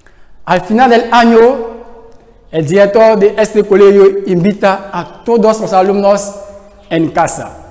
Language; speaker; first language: Spanish; non-native, fluent; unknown